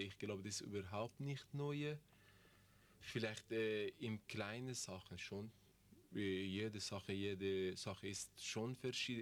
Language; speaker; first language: German; non-native, learner; Persian